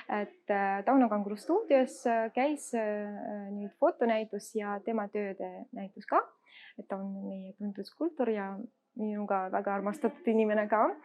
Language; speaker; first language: Estonian; non-native, local second language; Russian